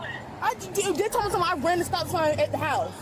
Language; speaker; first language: English; native; English